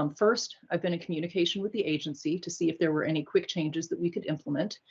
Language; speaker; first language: English; native; English